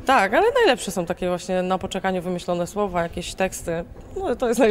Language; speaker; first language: Polish; native; Polish